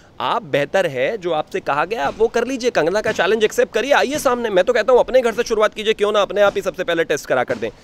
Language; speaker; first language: Hindi; native; Hindi